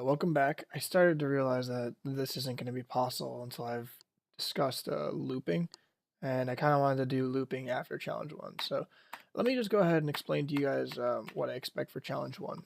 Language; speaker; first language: English; native; English